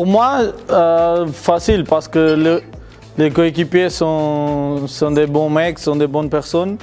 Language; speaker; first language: French; non-native, fluent; Portuguese